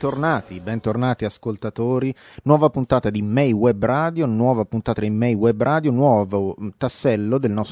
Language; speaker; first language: Italian; native; Italian